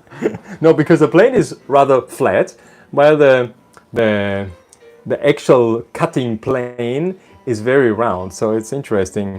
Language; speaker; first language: English; non-native, fluent; German